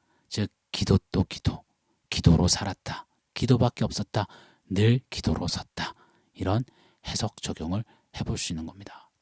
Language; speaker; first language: Korean; native; Korean